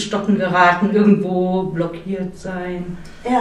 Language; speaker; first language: German; native; German